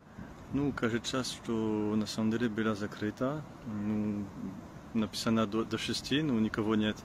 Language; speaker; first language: Russian; non-native, learner; French